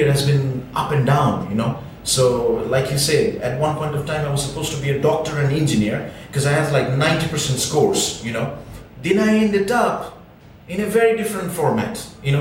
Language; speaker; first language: English; non-native, local second language; Bangla